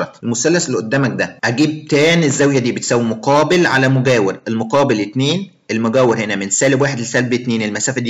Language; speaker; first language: Arabic; native; Arabic